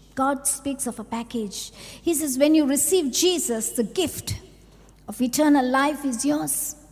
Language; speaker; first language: English; non-native, local second language; Sinhala